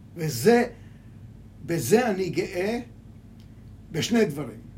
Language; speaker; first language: Hebrew; early bilingual, other home language; Hungarian